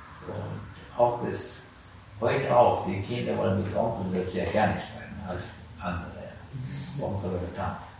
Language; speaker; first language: German; non-native, learner; Sinhala